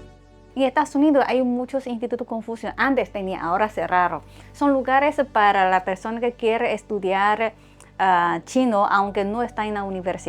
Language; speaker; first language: Spanish; non-native, fluent; Chinese